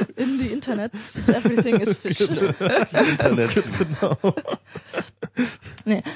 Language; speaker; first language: German; native; German